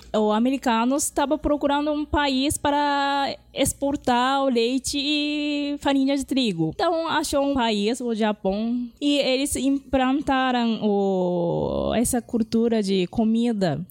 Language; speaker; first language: Portuguese; non-native, fluent; Japanese